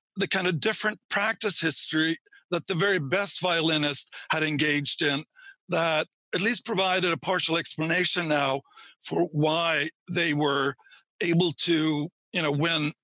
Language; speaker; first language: English; non-native, fluent; Swedish